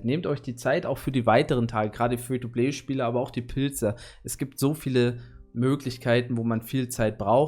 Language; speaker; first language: German; native; German